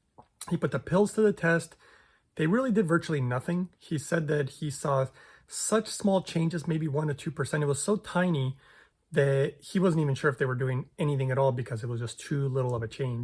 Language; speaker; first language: English; native; English